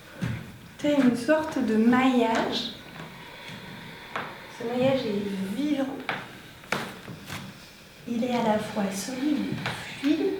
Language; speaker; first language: French; native; French